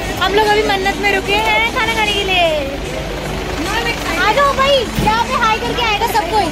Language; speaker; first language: Hindi; native; Hindi